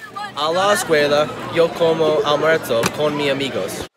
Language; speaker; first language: Spanish; non-native, learner; English